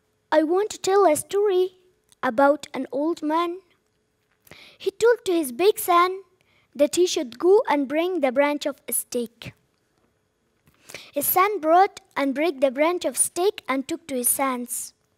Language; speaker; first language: English; non-native, learner; Persian